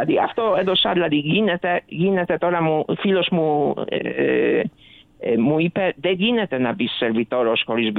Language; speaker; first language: Greek; early bilingual, other home language; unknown